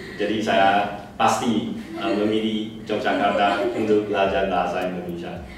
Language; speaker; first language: Indonesian; non-native, learner; Chinese